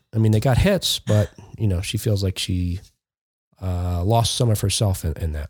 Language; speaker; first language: English; native; English